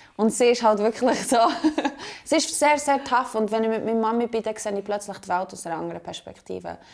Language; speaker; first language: German; early bilingual, other home language; Albanian